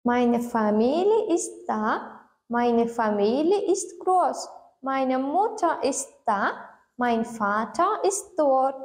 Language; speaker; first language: German; non-native, learner; Turkmen